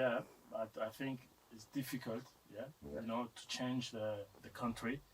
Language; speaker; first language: English; non-native, learner; French